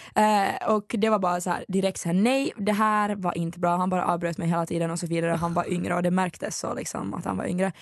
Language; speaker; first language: Swedish; native; Swedish